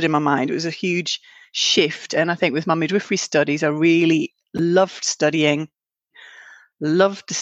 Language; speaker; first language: English; native; English